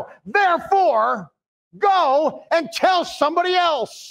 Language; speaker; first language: English; native; English